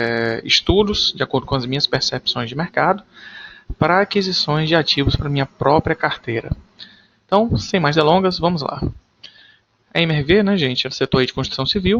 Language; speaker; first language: Portuguese; native; Portuguese